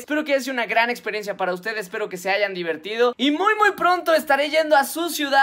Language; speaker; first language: Spanish; native; Spanish